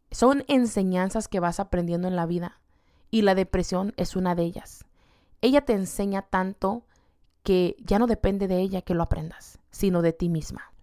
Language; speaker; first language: Spanish; native; Spanish